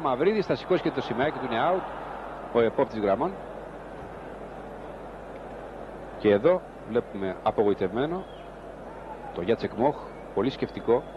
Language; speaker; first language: Greek; native; Greek